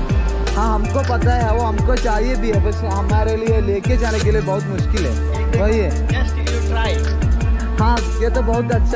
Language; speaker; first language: Hindi; non-native, local second language; Malayalam